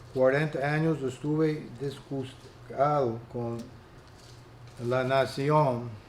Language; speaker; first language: Spanish; non-native, fluent; English